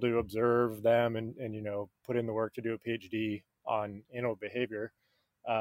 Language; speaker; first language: English; native; English